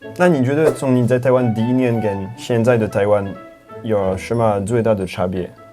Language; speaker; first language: Chinese; non-native, fluent; French